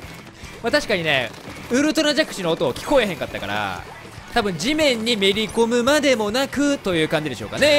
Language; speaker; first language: Japanese; native; Japanese